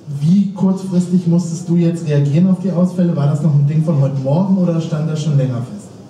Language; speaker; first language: German; native; German